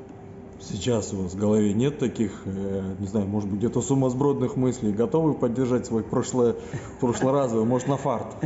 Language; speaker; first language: Russian; native; Russian